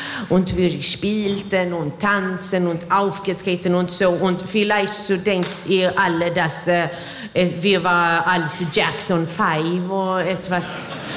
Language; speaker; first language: German; non-native, learner; Swedish